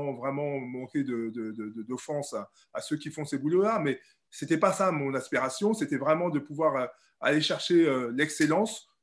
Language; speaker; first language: French; native; French